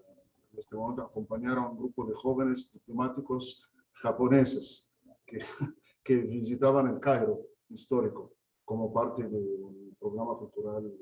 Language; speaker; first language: Spanish; non-native, fluent; Arabic